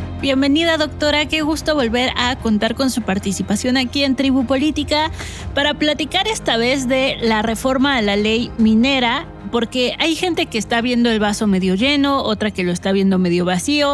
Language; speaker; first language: Spanish; native; Spanish